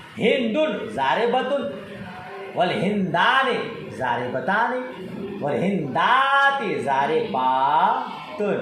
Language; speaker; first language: Urdu; native; Urdu